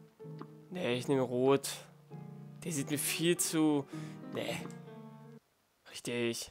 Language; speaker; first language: German; native; German